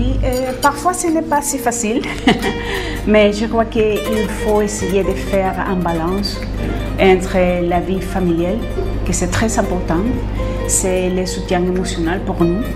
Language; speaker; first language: French; non-native, fluent; Spanish